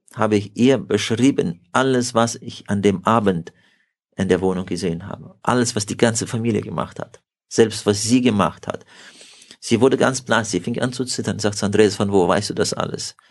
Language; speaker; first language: German; early bilingual, heritage; Russian